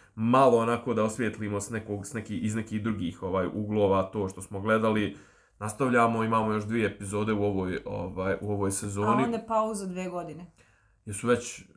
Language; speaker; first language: Serbian; native; Serbian